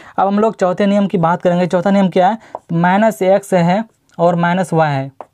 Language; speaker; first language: Hindi; native; Hindi